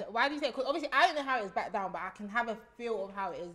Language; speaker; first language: English; early bilingual, other home language; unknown